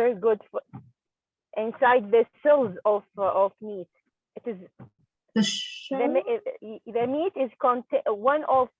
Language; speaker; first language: English; non-native, learner; Arabic